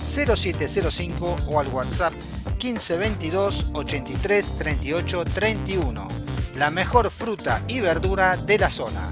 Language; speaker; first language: Spanish; native; Spanish